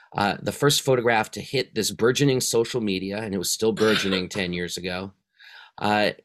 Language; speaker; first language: English; native; English